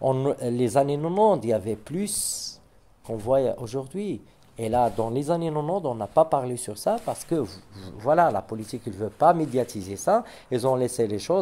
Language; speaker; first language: French; non-native, local second language; Arabic